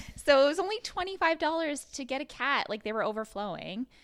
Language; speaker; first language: English; native; English